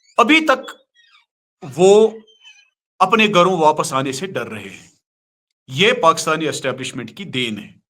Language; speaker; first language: Urdu; non-native, local second language; Kashmiri